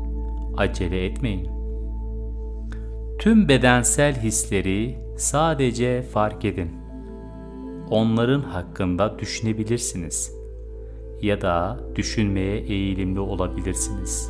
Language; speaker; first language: Turkish; native; Turkish